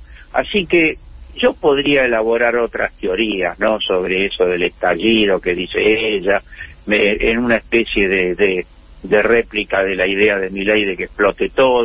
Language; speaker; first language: Spanish; native; Spanish